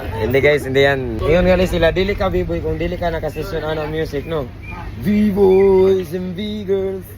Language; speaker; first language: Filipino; non-native, local second language; Chavacano